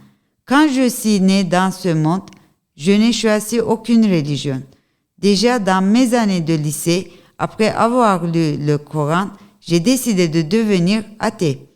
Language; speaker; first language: French; non-native, learner; Turkish